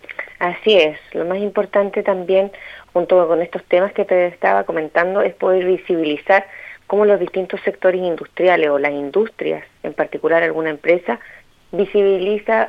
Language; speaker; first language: Spanish; native; Spanish